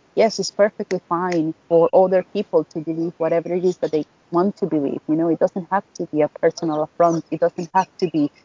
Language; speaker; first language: English; non-native, fluent; Spanish